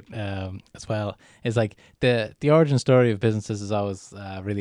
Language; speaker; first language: English; native; English